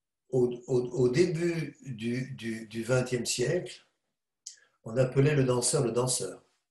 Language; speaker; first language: French; native; French